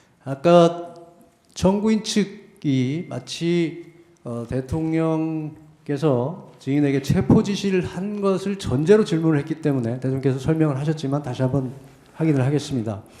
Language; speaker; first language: Korean; native; Korean